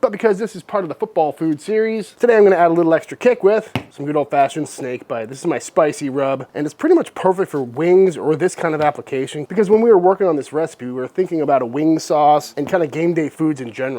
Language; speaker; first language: English; native; English